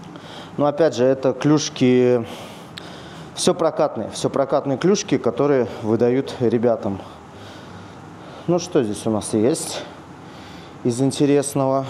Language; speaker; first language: Russian; native; Russian